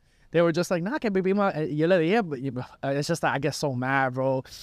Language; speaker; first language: English; native; English